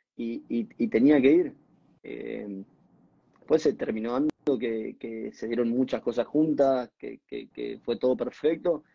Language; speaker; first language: Spanish; native; Spanish